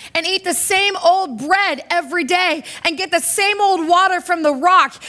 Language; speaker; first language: English; native; English